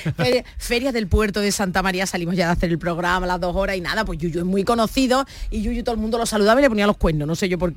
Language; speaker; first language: Spanish; native; Spanish